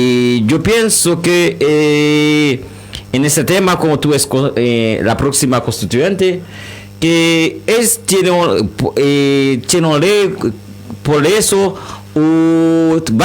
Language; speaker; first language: Spanish; non-native, learner; Haitian Creole